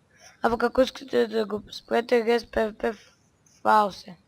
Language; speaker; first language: Bulgarian; native; Bulgarian